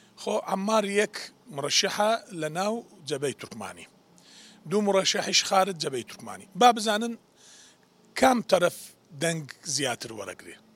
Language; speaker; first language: Central Kurdish; non-native, local second language; Turkish